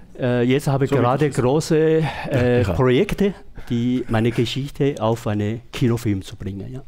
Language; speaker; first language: German; non-native, learner; Chinese